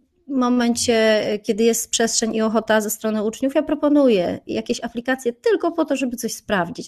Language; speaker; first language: Polish; native; Polish